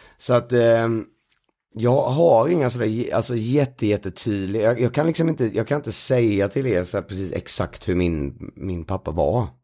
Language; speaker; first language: Swedish; native; Swedish